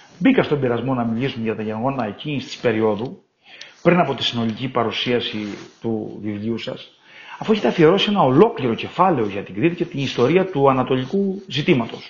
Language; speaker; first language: Greek; native; Greek